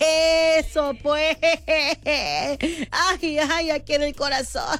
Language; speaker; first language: Spanish; native; Spanish